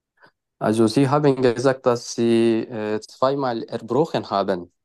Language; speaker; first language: German; non-native, learner; Turkish